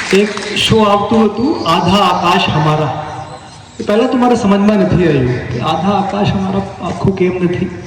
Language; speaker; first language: Gujarati; non-native, local second language; Hindi